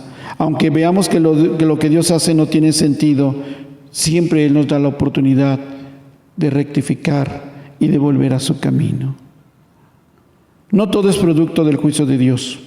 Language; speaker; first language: Spanish; native; Spanish